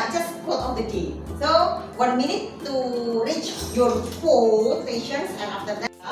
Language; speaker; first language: English; non-native, fluent; Javanese